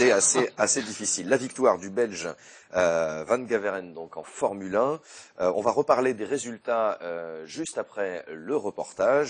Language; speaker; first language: French; native; French